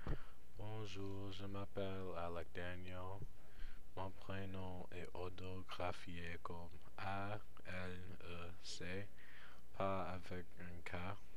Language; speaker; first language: French; non-native, learner; English